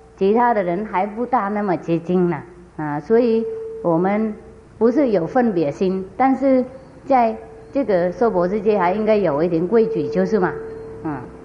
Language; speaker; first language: Chinese; non-native, fluent; Vietnamese